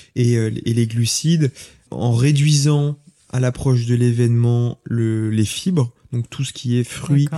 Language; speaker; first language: French; native; French